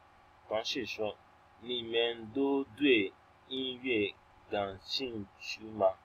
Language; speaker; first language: Chinese; non-native, fluent; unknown